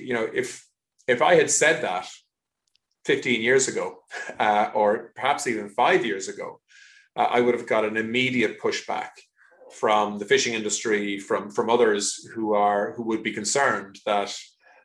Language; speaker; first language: English; native; English